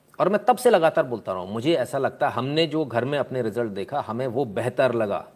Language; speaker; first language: Hindi; native; Hindi